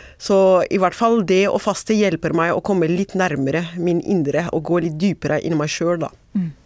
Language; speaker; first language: Norwegian; non-native, fluent; Arabic